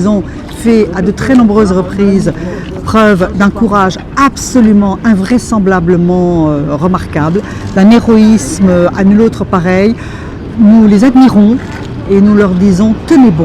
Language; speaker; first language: French; native; French